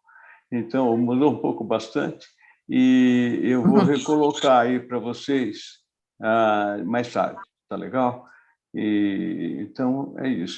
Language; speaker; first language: Portuguese; native; Portuguese